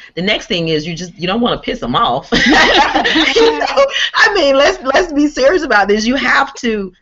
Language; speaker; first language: English; native; English